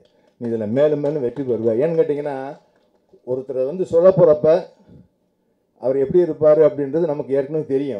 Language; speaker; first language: Tamil; native; Tamil